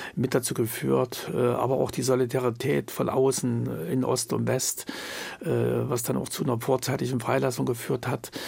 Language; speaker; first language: German; native; German